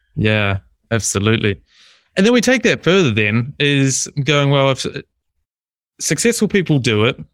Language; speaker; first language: English; native; English